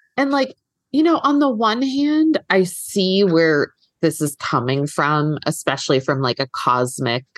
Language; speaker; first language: English; native; English